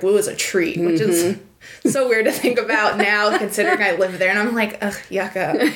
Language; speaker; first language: English; native; English